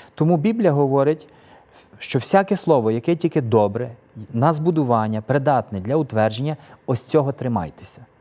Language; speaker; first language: Ukrainian; native; Ukrainian